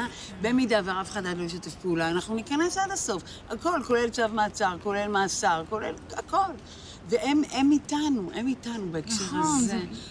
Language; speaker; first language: Hebrew; native; Hebrew